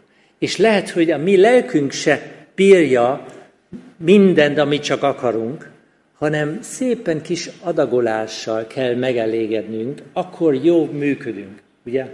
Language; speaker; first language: Hungarian; non-native, fluent; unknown